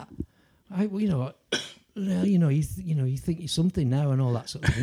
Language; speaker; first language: English; native; English